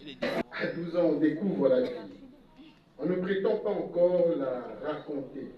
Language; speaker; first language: French; non-native, local second language; Lingala